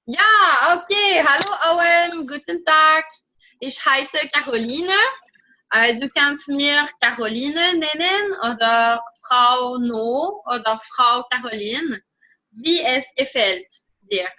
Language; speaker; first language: German; non-native, fluent; French